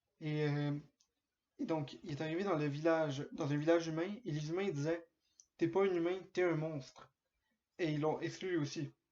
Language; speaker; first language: French; early bilingual, other home language; Spanish